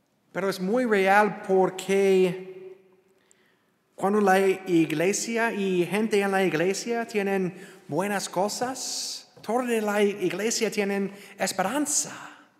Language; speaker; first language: Spanish; non-native, learner; English